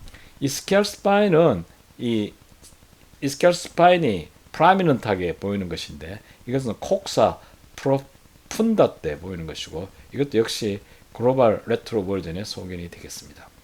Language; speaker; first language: Korean; native; Korean